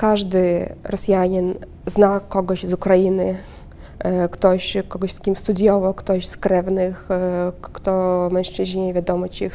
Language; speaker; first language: Polish; non-native, fluent; Russian